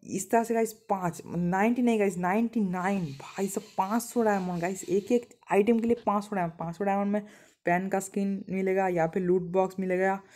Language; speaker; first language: Hindi; non-native, local second language; Bangla